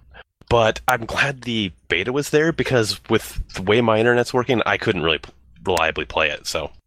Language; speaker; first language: English; native; English